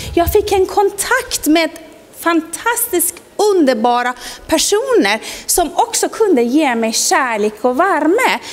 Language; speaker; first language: Swedish; non-native, fluent; Persian